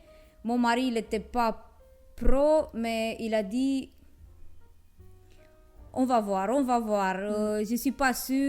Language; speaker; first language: French; non-native, fluent; Romanian